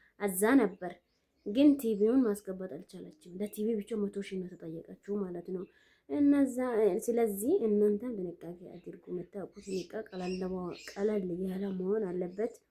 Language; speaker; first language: Amharic; non-native, local second language; Oromo